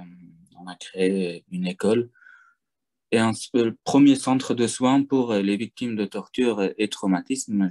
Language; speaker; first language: French; non-native, fluent; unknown